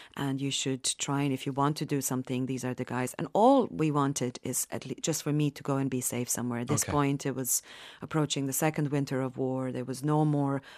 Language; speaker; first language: English; non-native, fluent; Bosnian